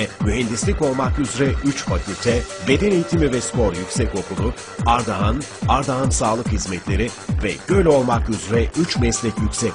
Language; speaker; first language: Turkish; native; Turkish